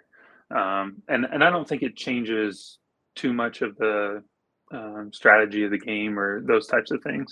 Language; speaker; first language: English; native; English